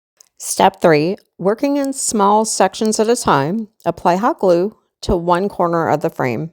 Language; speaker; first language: English; native; English